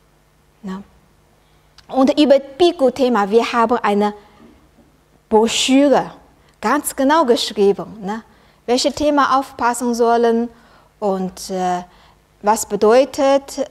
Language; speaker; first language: German; non-native, learner; Chinese